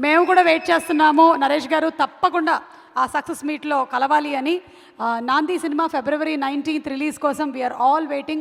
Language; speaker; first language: Telugu; native; Telugu